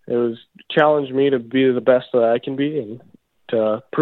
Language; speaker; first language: English; native; English